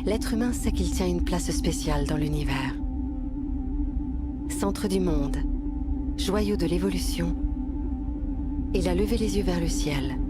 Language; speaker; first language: French; native; French